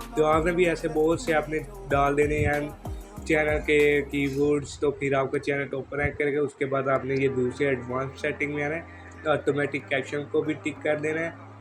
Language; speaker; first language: Urdu; non-native, local second language; Punjabi